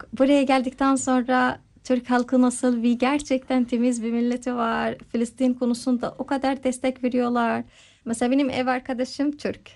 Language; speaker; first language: Turkish; non-native, fluent; Arabic